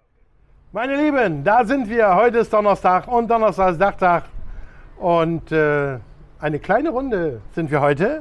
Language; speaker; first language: German; native; German